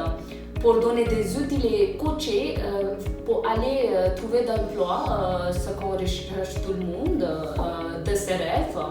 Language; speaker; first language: French; non-native, fluent; English